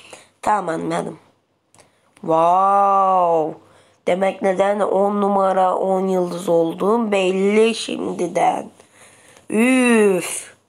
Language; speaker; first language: Turkish; native; Turkish